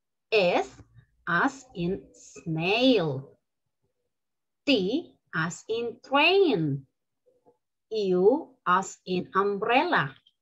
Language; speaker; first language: English; non-native, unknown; Spanish